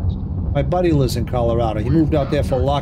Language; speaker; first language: English; native; English